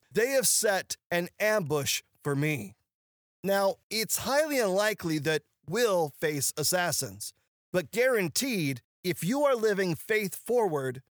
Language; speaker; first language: English; native; English